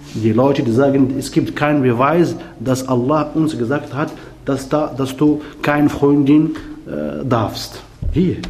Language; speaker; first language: German; non-native, learner; Arabic